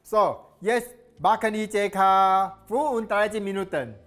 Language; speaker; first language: German; non-native, learner; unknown